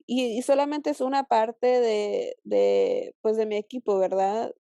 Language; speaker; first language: Spanish; early bilingual, heritage; Spanish